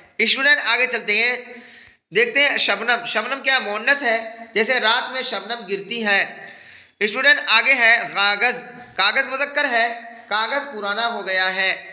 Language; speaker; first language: Urdu; native; Urdu